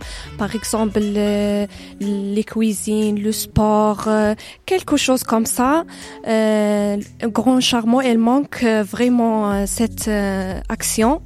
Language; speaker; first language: French; non-native, learner; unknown